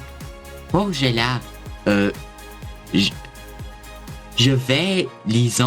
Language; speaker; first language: French; non-native, learner; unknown